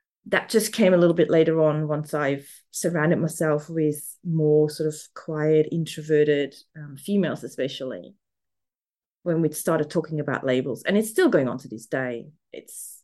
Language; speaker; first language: English; non-native, fluent; German